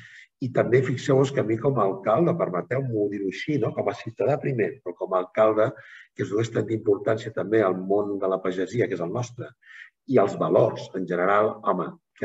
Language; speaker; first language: Catalan; native; Catalan